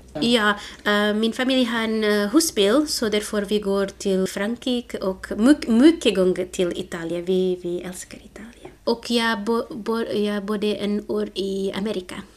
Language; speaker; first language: Swedish; non-native, learner; Portuguese